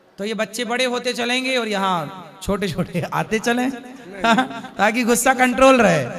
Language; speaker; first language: Hindi; native; Hindi